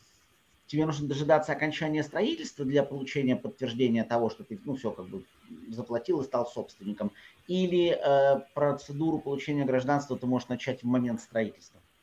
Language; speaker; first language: Russian; native; Russian